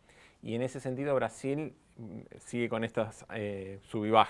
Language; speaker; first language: Spanish; native; Spanish